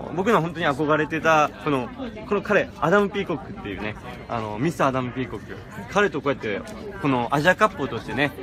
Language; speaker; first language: Japanese; native; Japanese